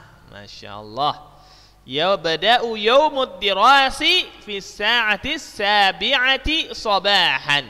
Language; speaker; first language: Arabic; non-native, fluent; Indonesian